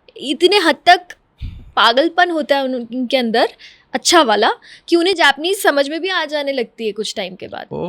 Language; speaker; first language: Hindi; native; Hindi